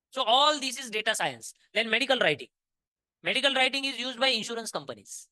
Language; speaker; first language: Hindi; non-native, local second language; Marathi